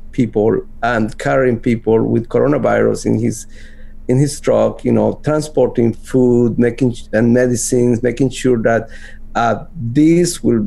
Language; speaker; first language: English; non-native, fluent; Spanish